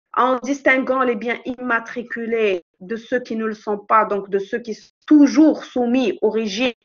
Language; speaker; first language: French; non-native, local second language; Arabic